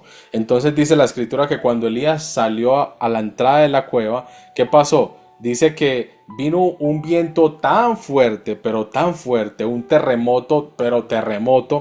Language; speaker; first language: Spanish; native; Spanish